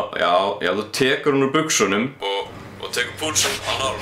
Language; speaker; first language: Icelandic; native; Icelandic